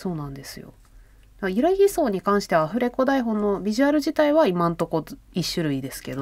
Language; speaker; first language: Japanese; native; Japanese